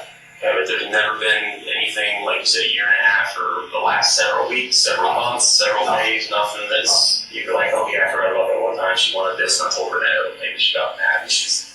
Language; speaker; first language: English; native; English